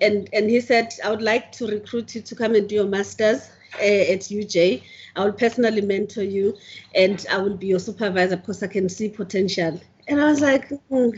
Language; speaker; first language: English; non-native, local second language; Zulu